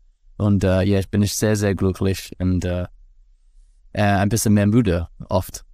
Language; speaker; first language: German; non-native, learner; English